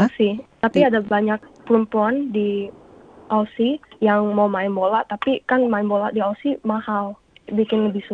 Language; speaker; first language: Indonesian; early bilingual, heritage; English